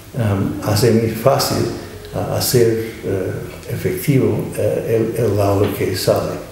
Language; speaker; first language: Spanish; non-native, fluent; English